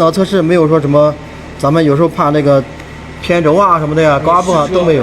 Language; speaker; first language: Chinese; native; Chinese